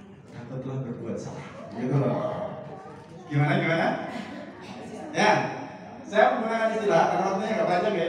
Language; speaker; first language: Indonesian; native; Indonesian